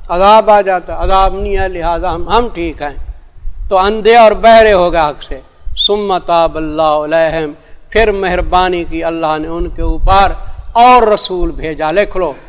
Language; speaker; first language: Urdu; non-native, local second language; Saraiki